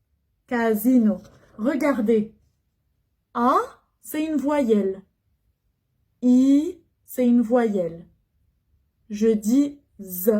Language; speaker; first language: French; non-native, fluent; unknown